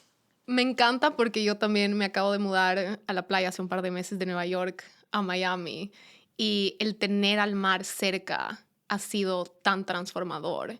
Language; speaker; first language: Spanish; native; Spanish